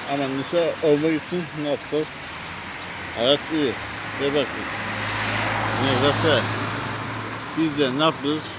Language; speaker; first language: Turkish; non-native, learner; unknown